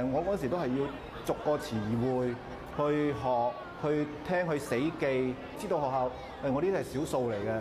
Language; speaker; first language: Cantonese; early bilingual, other home language; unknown